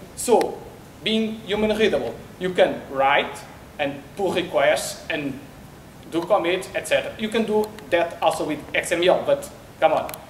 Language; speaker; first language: English; non-native, learner; Portuguese